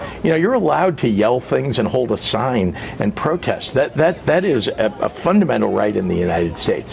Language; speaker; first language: English; native; English